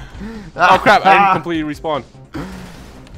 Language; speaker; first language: English; native; English